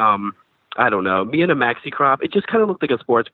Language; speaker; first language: English; native; English